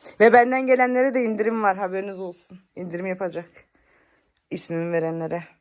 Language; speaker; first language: Turkish; early bilingual, heritage; Turkish